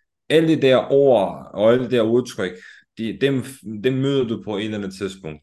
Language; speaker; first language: Danish; non-native, fluent; Romanian